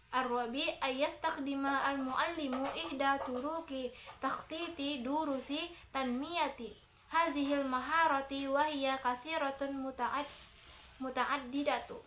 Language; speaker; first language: Arabic; non-native, learner; Indonesian